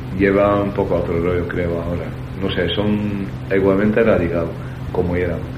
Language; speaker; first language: Spanish; non-native, fluent; Dutch